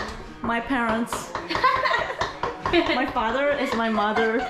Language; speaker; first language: English; non-native, learner; Korean